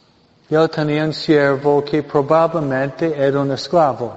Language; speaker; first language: Spanish; non-native, fluent; English